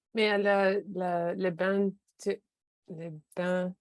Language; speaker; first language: French; non-native, learner; English